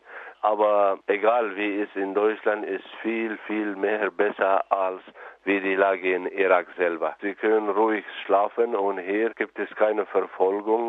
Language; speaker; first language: German; non-native, fluent; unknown